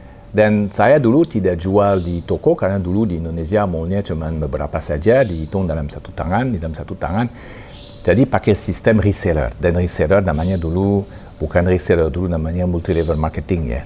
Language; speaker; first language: Indonesian; non-native, fluent; French